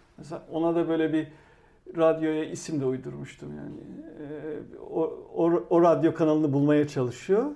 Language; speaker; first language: Turkish; native; Turkish